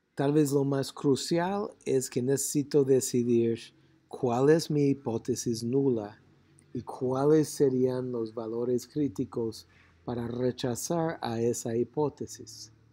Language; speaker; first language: Spanish; non-native, fluent; English